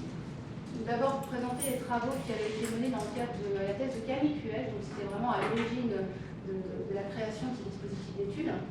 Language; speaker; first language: French; native; French